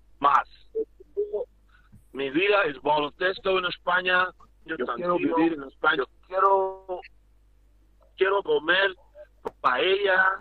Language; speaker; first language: Spanish; non-native, learner; English